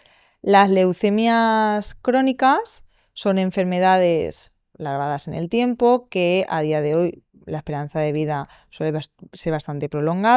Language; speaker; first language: Spanish; native; Spanish